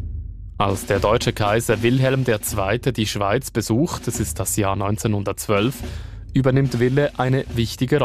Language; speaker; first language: German; native; German